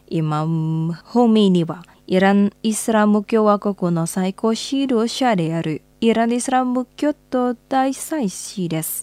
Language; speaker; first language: Japanese; non-native, fluent; Indonesian